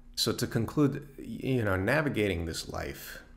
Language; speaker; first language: English; native; English